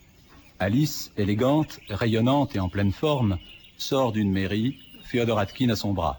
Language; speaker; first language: French; native; French